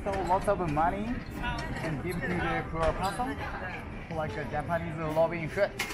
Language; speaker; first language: English; non-native, learner; Japanese